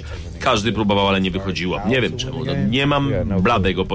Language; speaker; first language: Polish; native; Polish